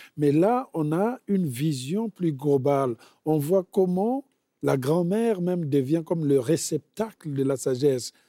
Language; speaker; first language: French; non-native, local second language; Bembe